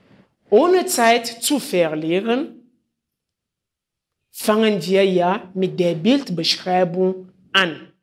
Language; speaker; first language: German; non-native, fluent; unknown